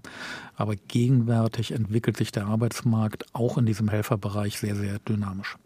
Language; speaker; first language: German; native; German